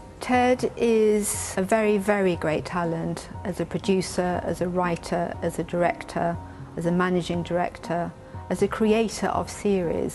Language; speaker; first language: English; native; English